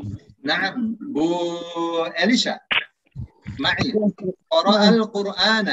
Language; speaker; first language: Arabic; non-native, fluent; Indonesian